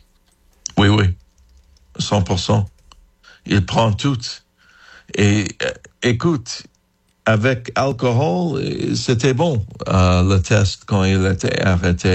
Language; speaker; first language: French; non-native, learner; English